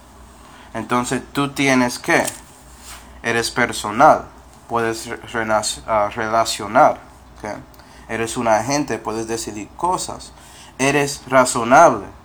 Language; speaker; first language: Spanish; non-native, fluent; English